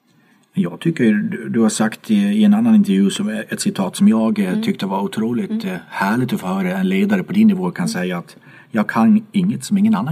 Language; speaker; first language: Swedish; native; Swedish